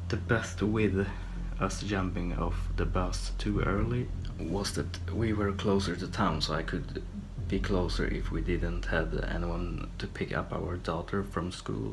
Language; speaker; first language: English; non-native, fluent; Swedish